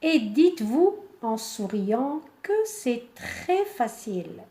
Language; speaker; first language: French; non-native, local second language; Arabic